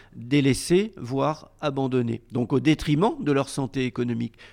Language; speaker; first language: French; native; French